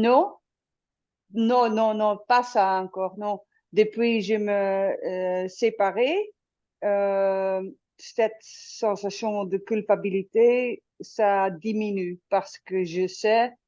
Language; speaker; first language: French; non-native, fluent; Dutch